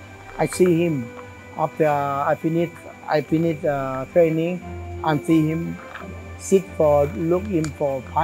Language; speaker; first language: English; non-native, learner; Thai